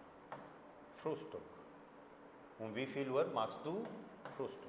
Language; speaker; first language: German; non-native, fluent; Hindi